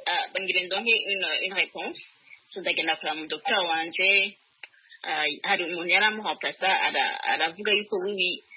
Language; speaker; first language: French; non-native, local second language; Rundi